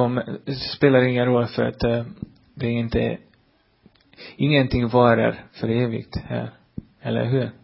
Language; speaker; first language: Swedish; non-native, fluent; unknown